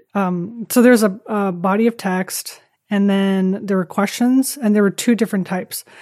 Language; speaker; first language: English; early bilingual, other home language; Chinese